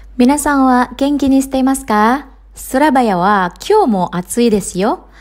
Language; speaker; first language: Japanese; non-native, fluent; Indonesian